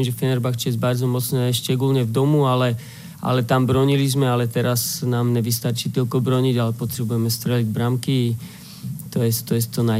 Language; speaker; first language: Polish; non-native, fluent; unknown